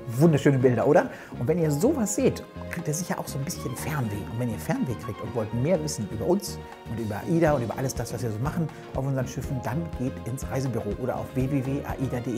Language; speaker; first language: German; native; German